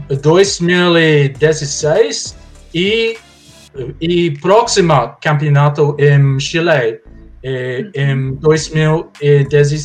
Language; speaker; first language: Portuguese; non-native, learner; English